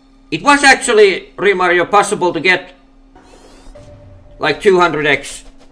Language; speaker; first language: English; non-native, fluent; Finnish